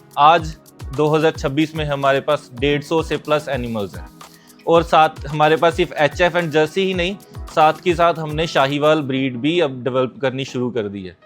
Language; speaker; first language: Hindi; non-native, local second language; Punjabi